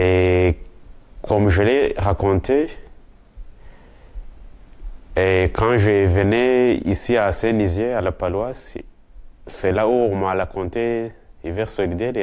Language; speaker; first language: French; non-native, local second language; Kinyarwanda